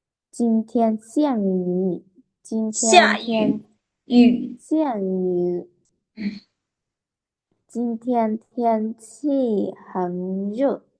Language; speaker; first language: Chinese; non-native, learner; Lao